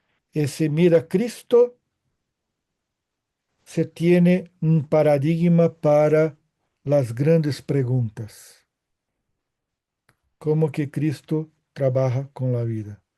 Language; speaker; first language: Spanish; non-native, fluent; Portuguese